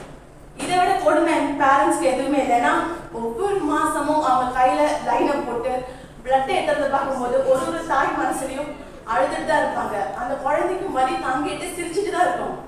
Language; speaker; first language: Tamil; native; Tamil